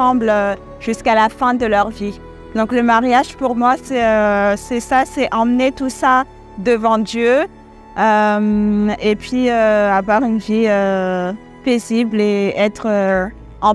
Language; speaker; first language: French; early bilingual, other home language; Malagasy